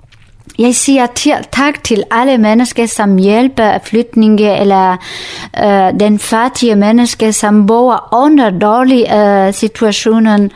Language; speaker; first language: Danish; non-native, learner; Kurdish